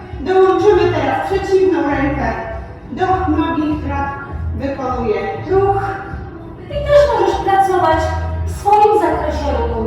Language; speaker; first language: Polish; native; Polish